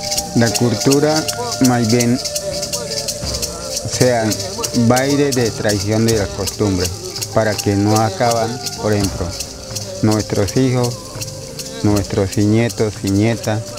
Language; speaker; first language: Spanish; non-native, local second language; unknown